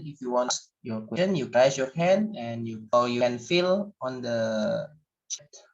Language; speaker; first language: English; non-native, learner; Indonesian